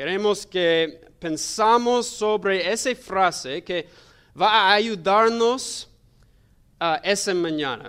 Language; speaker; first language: Spanish; non-native, learner; English